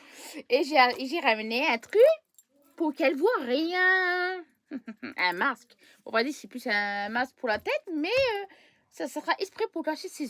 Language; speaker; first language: French; native; French